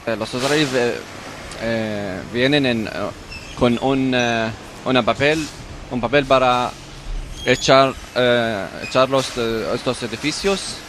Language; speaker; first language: Spanish; non-native, learner; Arabic